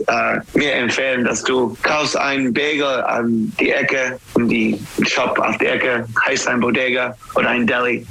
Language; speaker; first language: German; non-native, learner; English